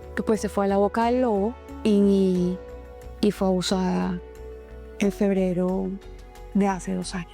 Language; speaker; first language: Spanish; native; Spanish